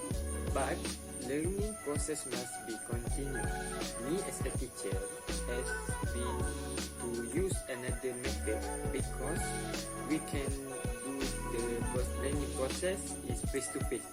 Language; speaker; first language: English; non-native, local second language; Malay